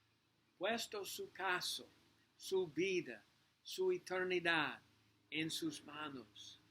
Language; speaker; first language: Spanish; non-native, learner; English